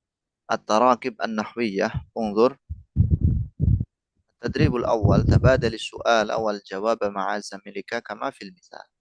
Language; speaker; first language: Arabic; non-native, fluent; Indonesian